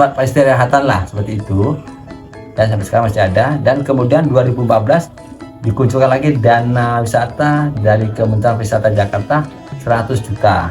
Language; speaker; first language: Indonesian; non-native, local second language; Javanese